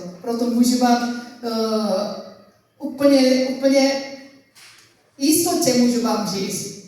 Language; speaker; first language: Czech; non-native, learner; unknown